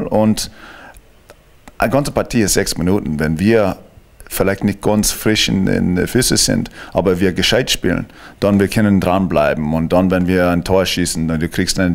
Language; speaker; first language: German; non-native, fluent; English